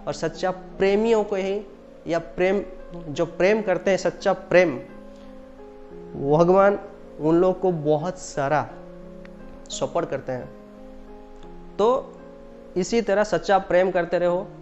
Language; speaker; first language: Hindi; non-native, local second language; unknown